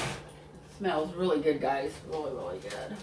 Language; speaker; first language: English; native; English